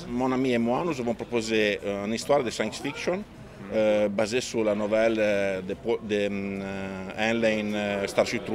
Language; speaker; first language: French; non-native, fluent; Italian